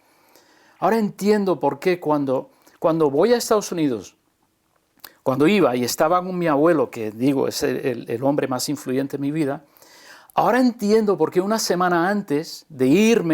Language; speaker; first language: Spanish; early bilingual, other home language; English